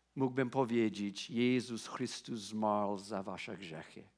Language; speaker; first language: Polish; non-native, fluent; English